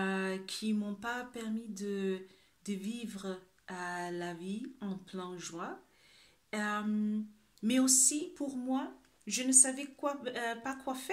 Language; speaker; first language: French; non-native, fluent; Spanish